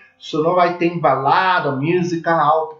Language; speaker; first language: Portuguese; non-native, learner; English